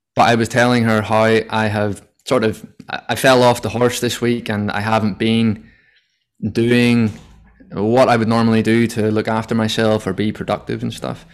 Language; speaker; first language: English; native; English